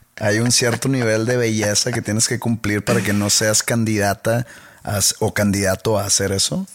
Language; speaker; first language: Spanish; native; Spanish